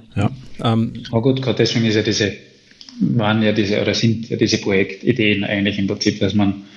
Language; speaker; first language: German; native; German